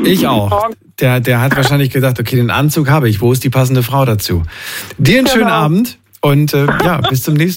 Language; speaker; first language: German; native; German